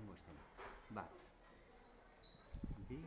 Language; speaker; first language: Basque; non-native, local second language; Spanish